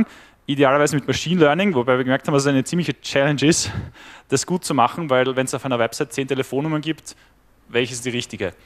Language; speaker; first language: German; native; German